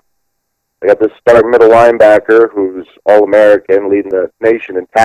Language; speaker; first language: English; native; English